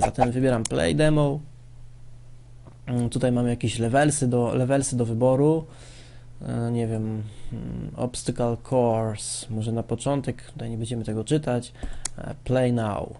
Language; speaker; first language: Polish; native; Polish